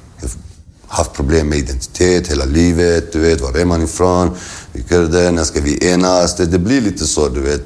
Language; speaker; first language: Swedish; early bilingual, other home language; Kurdish